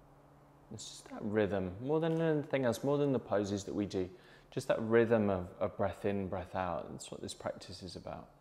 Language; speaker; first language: English; native; English